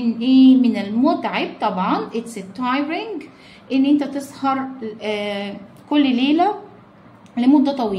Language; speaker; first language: Arabic; native; Arabic